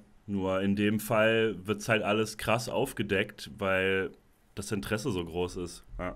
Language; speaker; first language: German; native; German